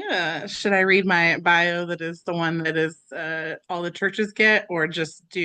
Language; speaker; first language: English; native; English